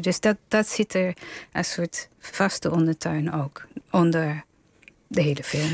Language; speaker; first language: Dutch; non-native, fluent; English